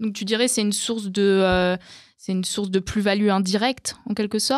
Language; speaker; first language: French; native; French